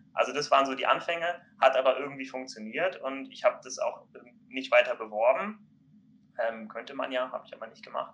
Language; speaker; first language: German; native; German